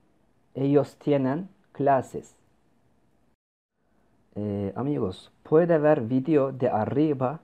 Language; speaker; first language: Spanish; non-native, learner; Turkish